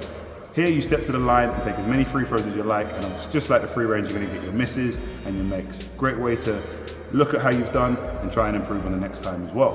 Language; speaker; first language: English; native; English